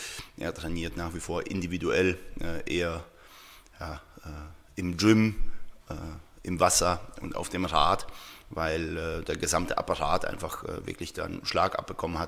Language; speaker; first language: German; native; German